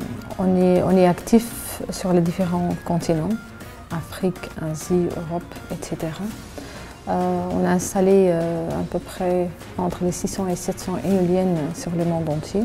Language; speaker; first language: French; early bilingual, other home language; Arabic